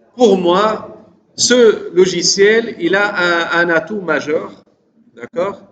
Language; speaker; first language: French; non-native, local second language; Arabic